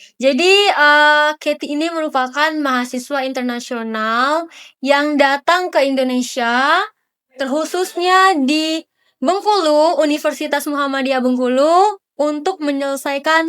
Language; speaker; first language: Indonesian; native; Indonesian